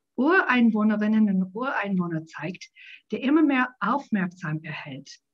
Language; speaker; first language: German; non-native, fluent; English